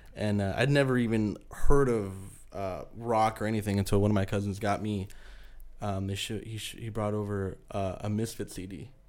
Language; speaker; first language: English; early bilingual, other home language; Spanish